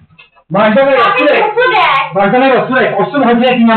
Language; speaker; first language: Czech; native; Czech